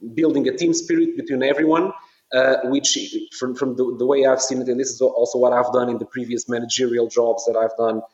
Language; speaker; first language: English; non-native, fluent; Portuguese